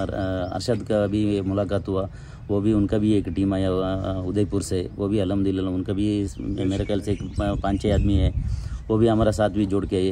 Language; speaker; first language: Hindi; non-native, local second language; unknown